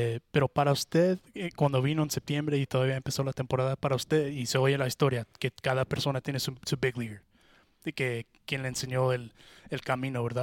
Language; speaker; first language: Spanish; early bilingual, heritage; Spanish